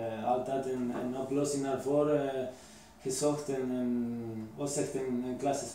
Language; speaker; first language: Dutch; non-native, fluent; Spanish